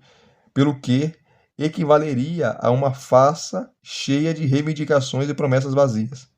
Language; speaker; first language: Portuguese; native; Portuguese